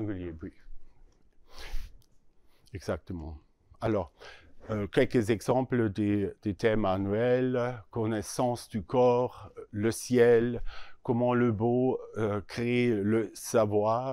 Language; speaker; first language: French; non-native, learner; German